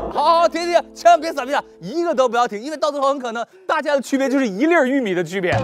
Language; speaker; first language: Chinese; native; Chinese